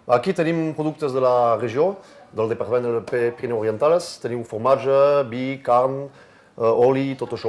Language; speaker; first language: Catalan; non-native, local second language; French